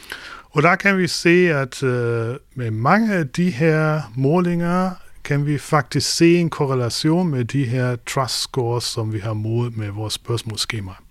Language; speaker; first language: Danish; non-native, fluent; German